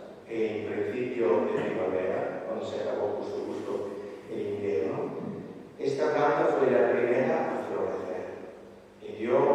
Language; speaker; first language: Spanish; non-native, fluent; Italian